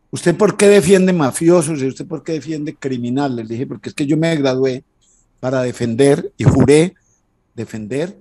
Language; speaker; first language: Spanish; native; Spanish